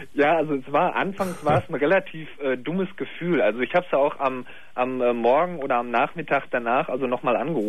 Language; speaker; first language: German; native; German